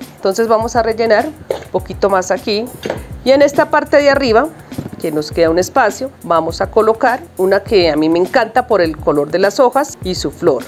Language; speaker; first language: Spanish; native; Spanish